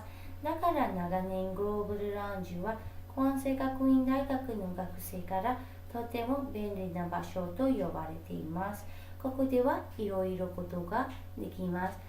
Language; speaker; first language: Japanese; non-native, learner; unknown